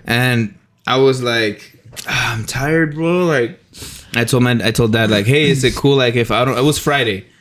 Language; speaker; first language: English; early bilingual, other home language; Spanish